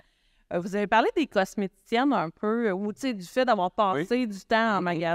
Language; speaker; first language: French; native; French